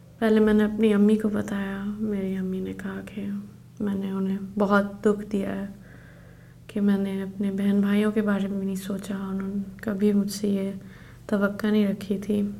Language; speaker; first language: Urdu; native; Urdu